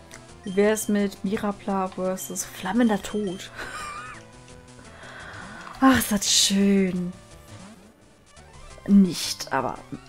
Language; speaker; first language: German; native; German